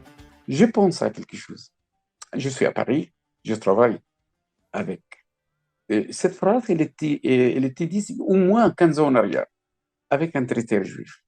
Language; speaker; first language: French; non-native, fluent; Arabic